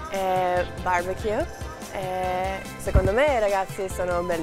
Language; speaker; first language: Italian; non-native, learner; English